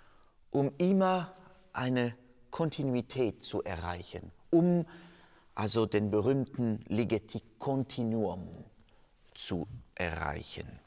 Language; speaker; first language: German; non-native, fluent; French